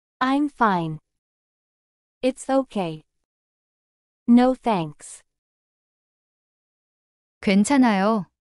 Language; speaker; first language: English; non-native, fluent; Korean